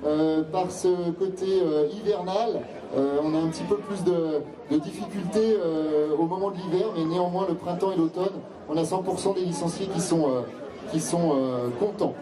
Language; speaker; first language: French; native; French